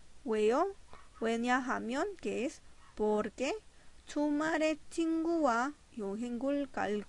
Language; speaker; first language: Korean; non-native, fluent; Spanish